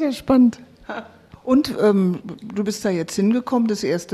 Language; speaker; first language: German; native; German